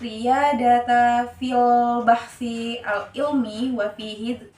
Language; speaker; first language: Arabic; non-native, learner; Indonesian